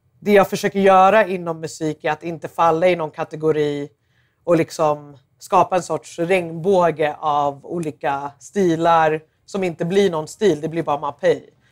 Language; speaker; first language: Swedish; early bilingual, other home language; English